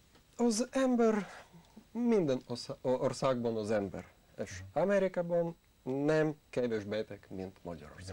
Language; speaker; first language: Hungarian; non-native, learner; Russian